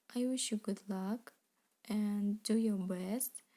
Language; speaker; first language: English; non-native, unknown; Kazakh